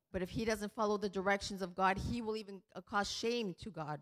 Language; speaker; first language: English; early bilingual, other home language; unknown